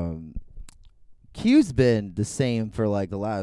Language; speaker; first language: English; native; English